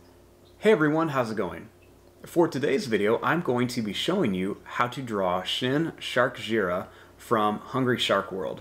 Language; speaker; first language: English; native; English